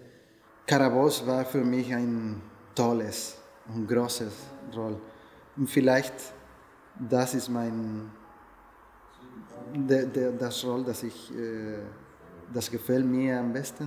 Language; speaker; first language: German; non-native, learner; Spanish